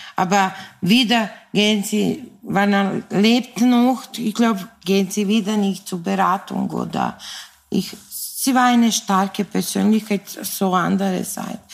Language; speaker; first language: German; non-native, fluent; Serbian